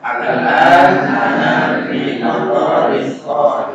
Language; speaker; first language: Arabic; non-native, learner; Malay